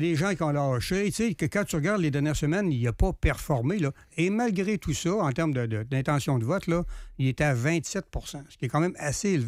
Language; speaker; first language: French; native; French